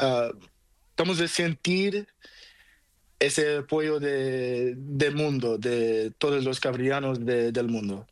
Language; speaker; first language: Spanish; non-native, learner; Portuguese